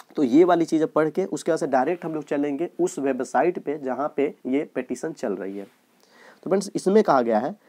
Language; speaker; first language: Hindi; native; Hindi